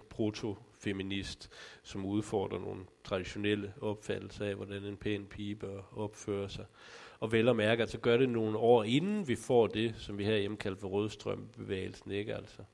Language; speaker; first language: Danish; native; Danish